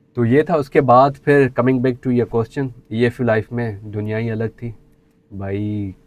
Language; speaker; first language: Urdu; non-native, local second language; Sindhi